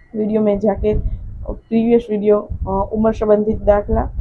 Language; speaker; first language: Hindi; non-native, local second language; Gujarati